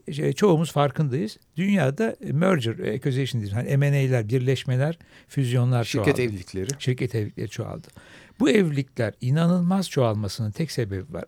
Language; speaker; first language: Turkish; native; Turkish